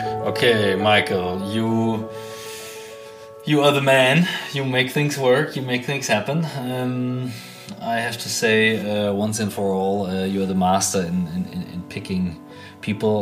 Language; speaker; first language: English; non-native, fluent; German